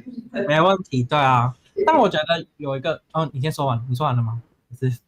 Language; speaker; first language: Chinese; native; Chinese